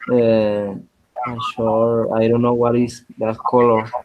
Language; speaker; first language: English; non-native, learner; Spanish